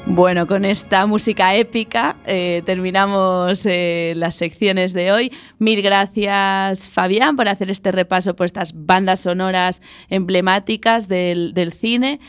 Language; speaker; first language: Spanish; native; Spanish